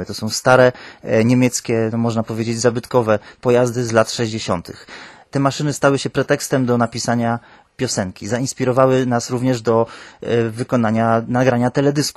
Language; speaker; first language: Polish; native; Polish